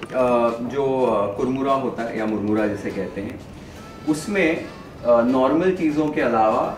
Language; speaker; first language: Hindi; non-native, local second language; Punjabi